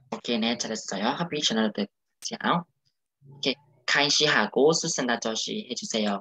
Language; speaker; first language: Korean; non-native, fluent; Burmese